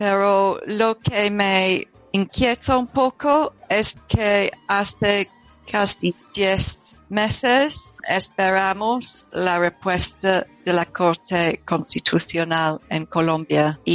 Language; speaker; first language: Spanish; non-native, learner; English